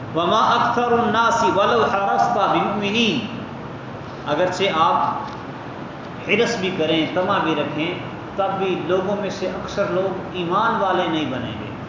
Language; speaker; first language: Urdu; non-native, local second language; Punjabi